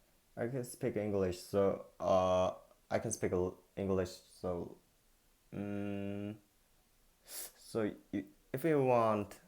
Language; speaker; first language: English; non-native, learner; Korean